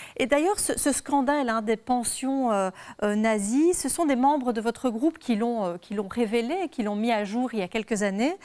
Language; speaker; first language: French; native; French